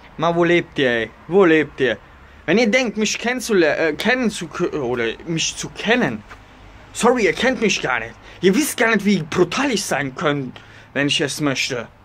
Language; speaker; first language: German; early bilingual, other home language; Italian